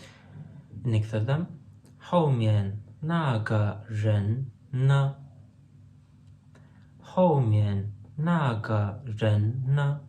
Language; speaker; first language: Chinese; non-native, fluent; Turkmen